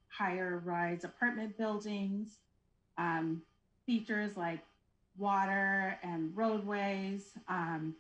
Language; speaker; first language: English; native; English